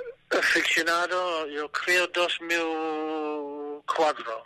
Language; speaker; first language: Spanish; non-native, learner; English